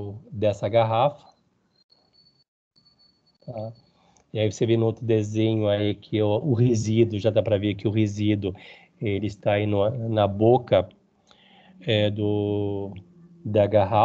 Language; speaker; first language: Portuguese; native; Portuguese